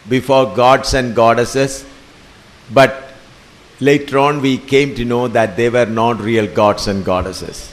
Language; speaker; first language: English; non-native, local second language; Malayalam